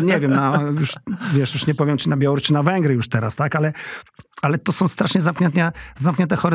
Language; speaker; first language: Polish; native; Polish